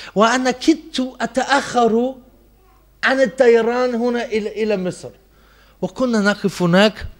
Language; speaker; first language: Arabic; non-native, fluent; German